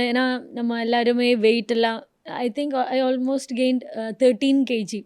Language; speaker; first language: Tamil; non-native, fluent; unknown